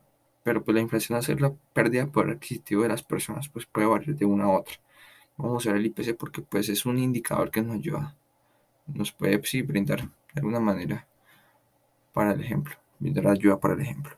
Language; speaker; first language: Spanish; native; Spanish